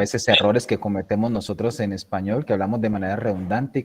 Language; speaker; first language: Spanish; native; Spanish